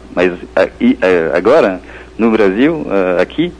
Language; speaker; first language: Portuguese; non-native, fluent; French